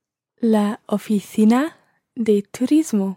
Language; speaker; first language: Spanish; non-native, learner; English